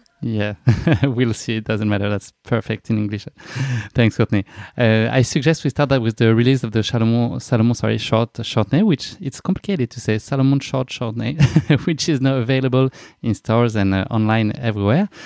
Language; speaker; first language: English; non-native, fluent; French